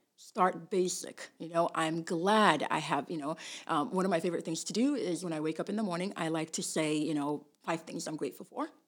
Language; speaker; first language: English; early bilingual, other home language; Somali